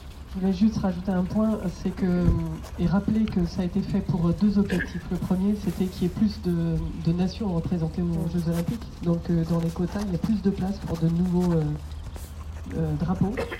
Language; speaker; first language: French; native; French